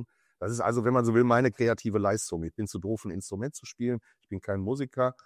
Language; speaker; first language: German; native; German